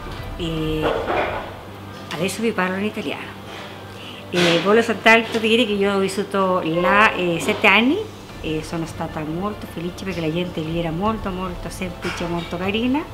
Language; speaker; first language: Italian; non-native, fluent; Spanish